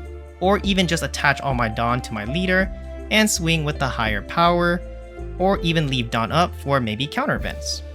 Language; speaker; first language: English; native; English